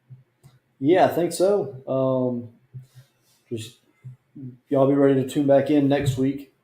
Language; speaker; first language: English; native; English